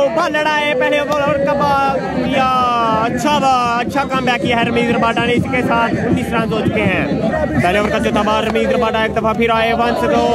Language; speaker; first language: Urdu; non-native, local second language; Punjabi